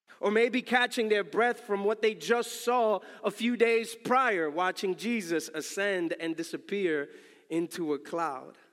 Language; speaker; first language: English; early bilingual, other home language; Spanish